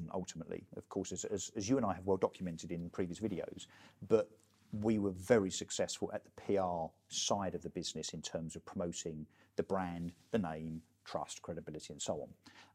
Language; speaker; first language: English; native; English